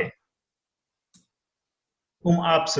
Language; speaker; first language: German; non-native, learner; English